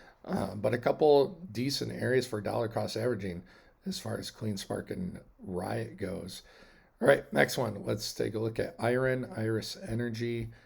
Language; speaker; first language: English; native; English